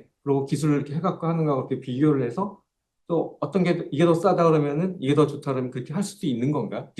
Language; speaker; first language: Korean; native; Korean